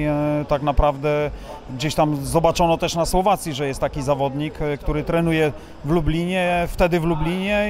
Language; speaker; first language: Polish; native; Polish